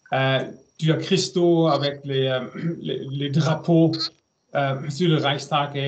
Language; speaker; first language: French; non-native, learner; German